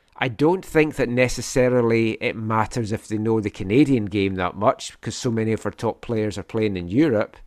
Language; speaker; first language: English; native; English